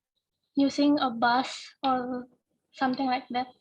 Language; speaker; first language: English; non-native, learner; Indonesian